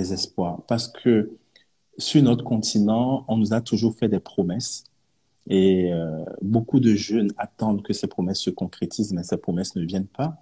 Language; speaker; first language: French; non-native, local second language; Yoruba